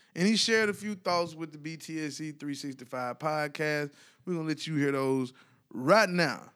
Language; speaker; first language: English; native; English